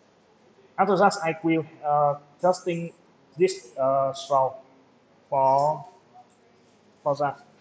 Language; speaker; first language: English; non-native, local second language; Vietnamese